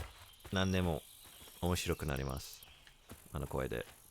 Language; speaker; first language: Japanese; non-native, learner; English